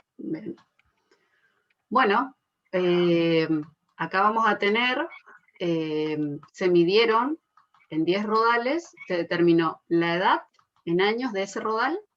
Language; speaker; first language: Spanish; native; Spanish